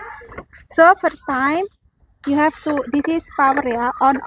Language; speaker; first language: English; non-native, learner; Indonesian